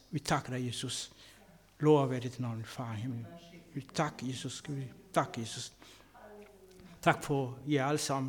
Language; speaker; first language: Danish; non-native, learner; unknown